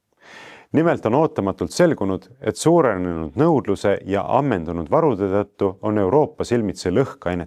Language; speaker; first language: Estonian; native; Estonian